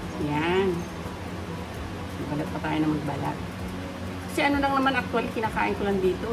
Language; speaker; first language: Filipino; native; Filipino